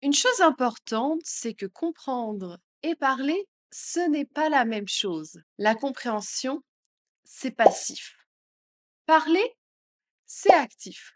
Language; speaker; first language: French; native; French